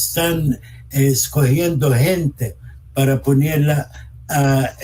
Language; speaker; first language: Spanish; non-native, fluent; Arabic